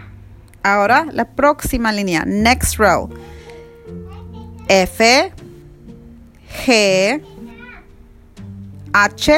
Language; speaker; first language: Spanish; early bilingual, heritage; Spanish